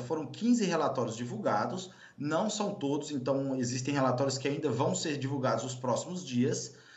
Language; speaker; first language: Portuguese; native; Portuguese